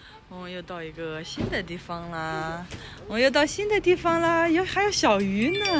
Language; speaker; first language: Chinese; native; Chinese